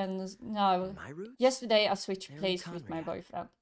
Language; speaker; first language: English; non-native, learner; Swedish